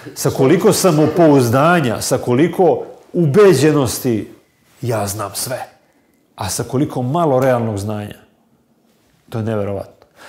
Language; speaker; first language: Serbian; native; Serbian